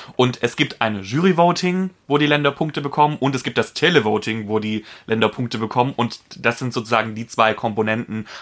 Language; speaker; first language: German; non-native, fluent; Polish